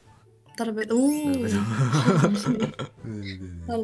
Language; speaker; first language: Korean; non-native, fluent; Arabic